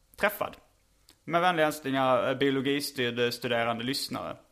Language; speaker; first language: Swedish; native; Swedish